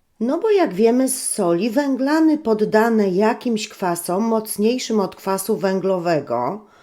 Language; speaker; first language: Polish; native; Polish